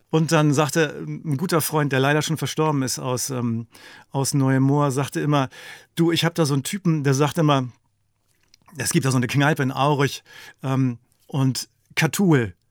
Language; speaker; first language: German; native; German